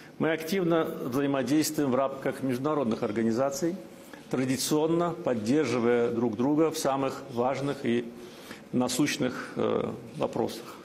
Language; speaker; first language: Russian; non-native, local second language; Azerbaijani